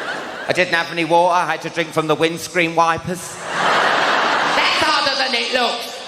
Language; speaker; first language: English; native; English